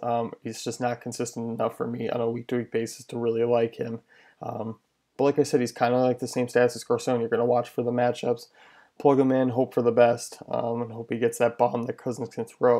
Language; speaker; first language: English; native; English